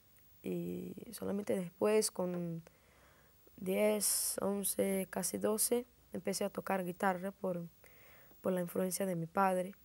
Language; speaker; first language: Spanish; non-native, fluent; Portuguese